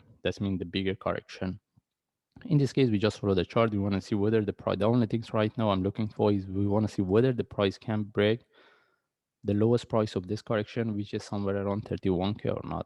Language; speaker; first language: English; non-native, fluent; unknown